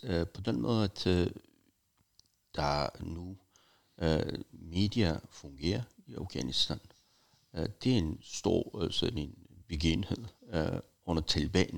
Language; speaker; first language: Danish; non-native, fluent; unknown